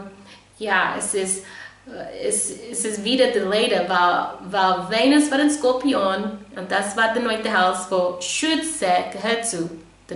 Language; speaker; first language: German; non-native, fluent; English